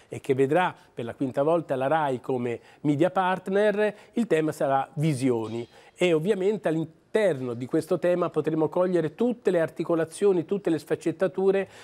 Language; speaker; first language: Italian; native; Italian